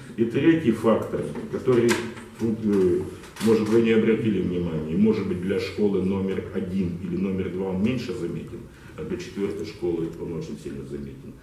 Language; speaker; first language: Russian; non-native, local second language; Ukrainian